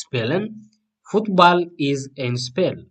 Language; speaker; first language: Dutch; non-native, learner; Tigrinya